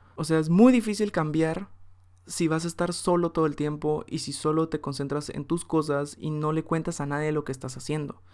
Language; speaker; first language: Spanish; early bilingual, heritage; Spanish